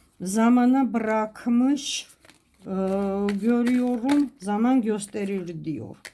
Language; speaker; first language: Turkish; non-native, fluent; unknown